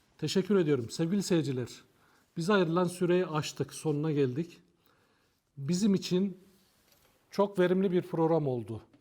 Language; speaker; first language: Turkish; native; Turkish